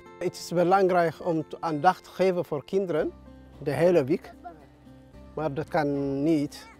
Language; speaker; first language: Dutch; non-native, learner; Tigrinya